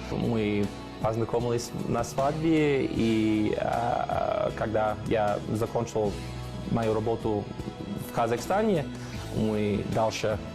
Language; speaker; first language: Russian; non-native, fluent; English